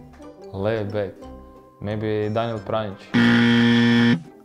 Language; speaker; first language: English; non-native, learner; Croatian